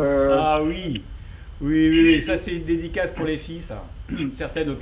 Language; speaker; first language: French; native; French